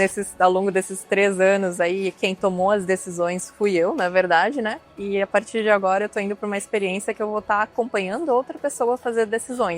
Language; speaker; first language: Portuguese; native; Portuguese